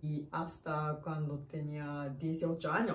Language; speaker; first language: Spanish; non-native, learner; Japanese